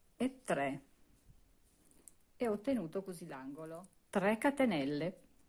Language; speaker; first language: Italian; native; Italian